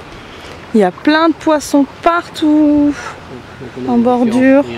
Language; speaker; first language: French; native; French